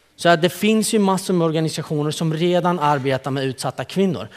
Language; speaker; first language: Swedish; early bilingual, other home language; Central Kurdish